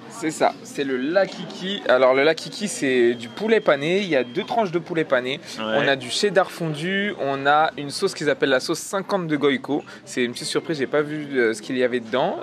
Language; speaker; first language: French; native; French